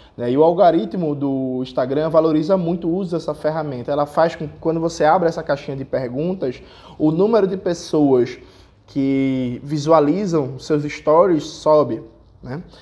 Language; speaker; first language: Portuguese; native; Portuguese